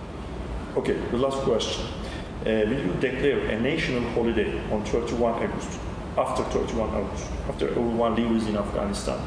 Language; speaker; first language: English; non-native, learner; Turkish